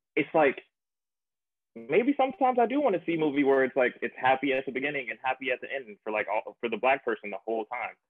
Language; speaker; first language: English; native; English